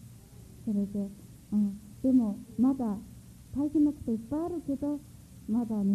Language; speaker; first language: Japanese; non-native, fluent; Mongolian